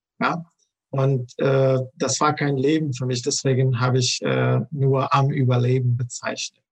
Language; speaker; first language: German; non-native, fluent; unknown